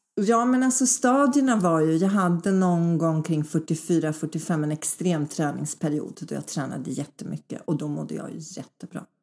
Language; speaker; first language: Swedish; early bilingual, other home language; Polish